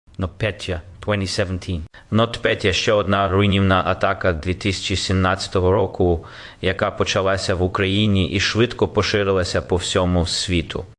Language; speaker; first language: Ukrainian; native; Ukrainian